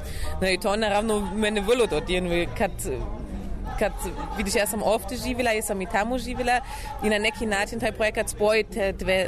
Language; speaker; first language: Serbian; non-native, learner; German